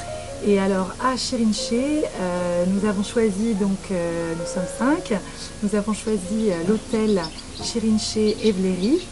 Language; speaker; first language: French; native; French